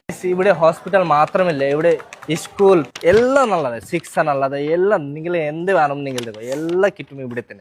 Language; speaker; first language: Malayalam; non-native, local second language; Hindi